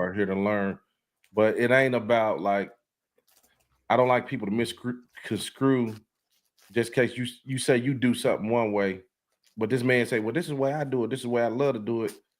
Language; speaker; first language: English; native; English